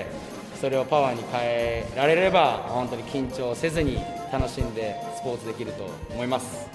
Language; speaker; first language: Japanese; native; Japanese